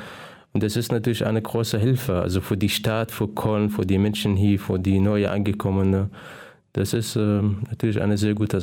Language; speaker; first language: German; non-native, fluent; Arabic